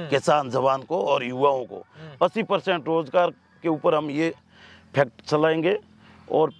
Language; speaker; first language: Hindi; native; Hindi